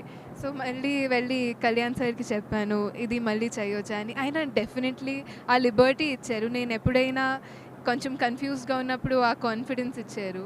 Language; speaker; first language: Telugu; non-native, fluent; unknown